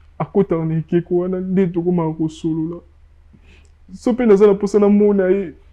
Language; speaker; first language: Lingala; non-native, local second language; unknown